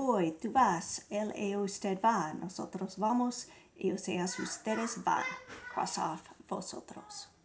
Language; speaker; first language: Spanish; non-native, fluent; English